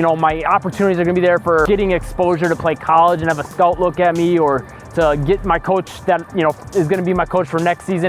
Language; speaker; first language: English; native; English